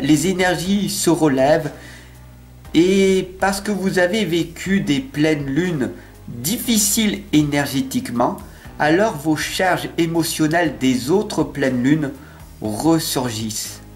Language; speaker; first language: French; native; French